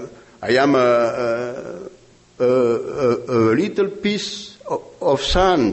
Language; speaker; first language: English; non-native, learner; French